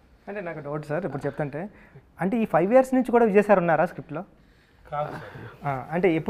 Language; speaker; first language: Telugu; native; Telugu